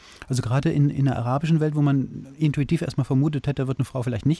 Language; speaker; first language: German; native; German